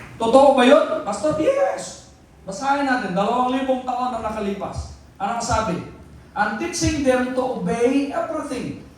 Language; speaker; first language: Filipino; non-native, local second language; Cebuano